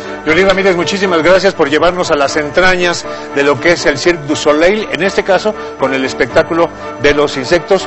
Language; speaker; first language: Spanish; native; Spanish